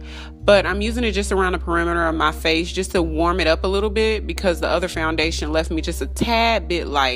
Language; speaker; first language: English; native; English